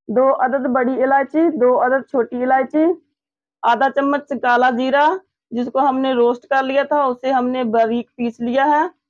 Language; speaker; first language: Urdu; native; Urdu